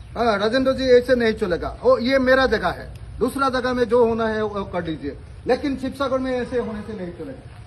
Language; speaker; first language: Hindi; non-native, local second language; Assamese